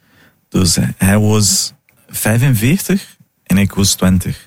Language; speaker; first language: Dutch; non-native, fluent; Portuguese